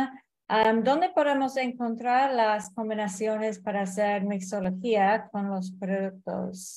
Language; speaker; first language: Spanish; non-native, fluent; English